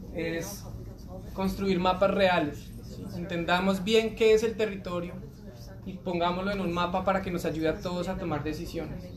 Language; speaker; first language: Spanish; native; Spanish